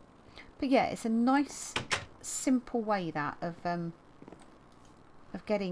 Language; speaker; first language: English; native; English